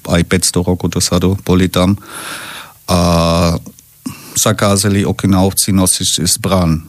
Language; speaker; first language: Slovak; non-native, learner; German